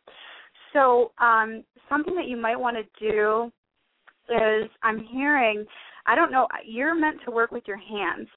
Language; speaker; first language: English; native; English